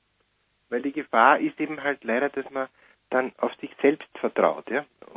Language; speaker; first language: German; native; German